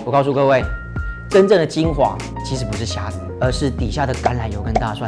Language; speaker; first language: Chinese; native; Chinese